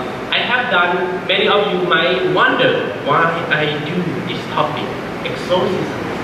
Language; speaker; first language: English; non-native, fluent; Thai